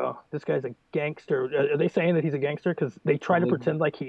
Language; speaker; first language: English; native; English